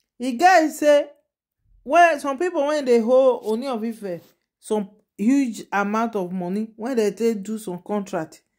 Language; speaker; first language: Nigerian Pidgin; non-native, local second language; Yoruba